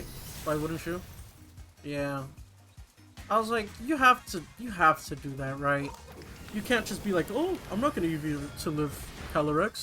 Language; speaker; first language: English; native; English